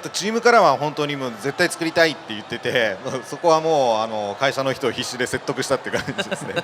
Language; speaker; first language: Japanese; native; Japanese